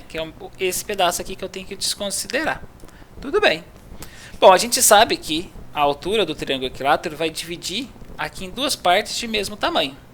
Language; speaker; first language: Portuguese; native; Portuguese